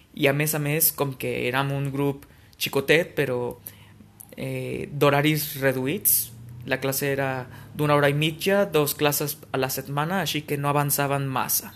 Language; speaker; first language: Catalan; non-native, fluent; Spanish